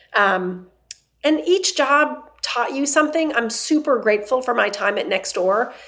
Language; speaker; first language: English; non-native, fluent; Persian